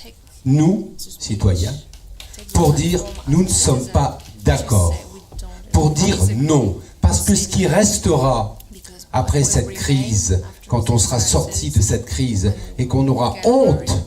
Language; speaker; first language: French; native; French